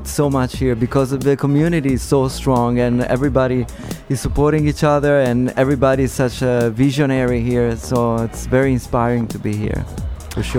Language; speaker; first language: English; non-native, fluent; Italian